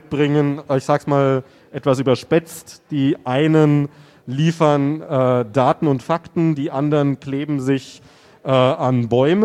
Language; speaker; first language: German; native; German